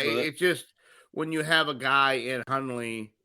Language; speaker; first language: English; native; English